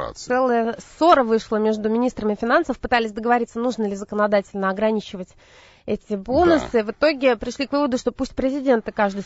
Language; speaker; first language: Russian; native; Russian